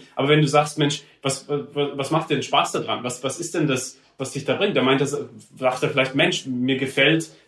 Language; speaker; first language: German; native; German